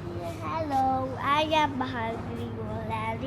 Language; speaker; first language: English; non-native, learner; Dutch